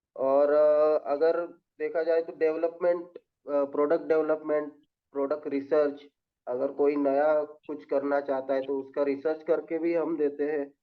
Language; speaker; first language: Hindi; non-native, local second language; Marathi